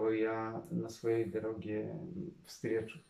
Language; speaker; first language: Polish; non-native, learner; Russian